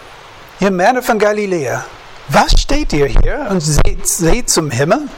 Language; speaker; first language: German; non-native, fluent; English